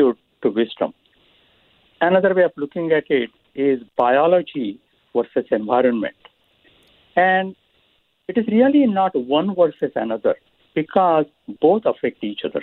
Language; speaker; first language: English; non-native, local second language; Marathi